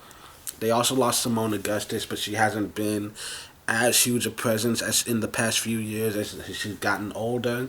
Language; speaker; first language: English; native; English